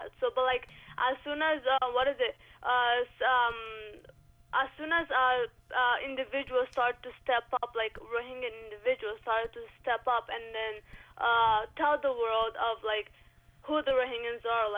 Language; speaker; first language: English; early bilingual, other home language; Rohingya